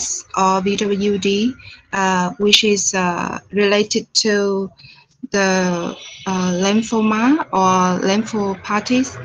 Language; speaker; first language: English; non-native, fluent; Vietnamese